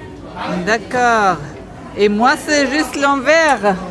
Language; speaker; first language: French; non-native, fluent; German